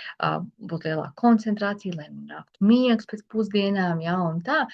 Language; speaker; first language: Latvian; native; Latvian